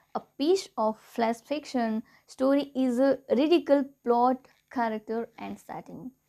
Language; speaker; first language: English; non-native, local second language; Gujarati